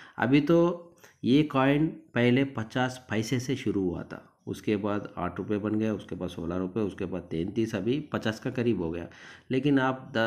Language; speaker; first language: Hindi; non-native, local second language; Telugu